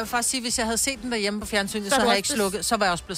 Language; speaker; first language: Danish; native; Danish